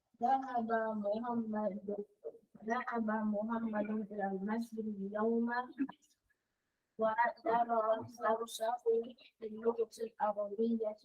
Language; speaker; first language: Arabic; non-native, learner; English